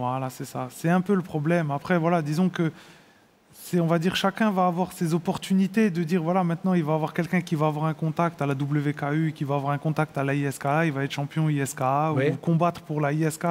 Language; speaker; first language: French; native; French